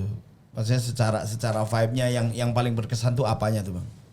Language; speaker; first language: Indonesian; native; Indonesian